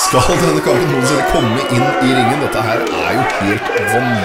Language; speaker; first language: Norwegian; native; Norwegian